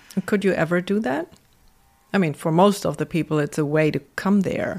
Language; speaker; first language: English; non-native, fluent; German